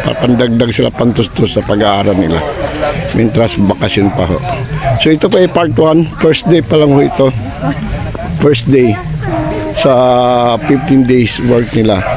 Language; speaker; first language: Filipino; non-native, local second language; Cebuano